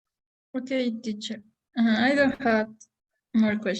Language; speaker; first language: English; non-native, learner; Spanish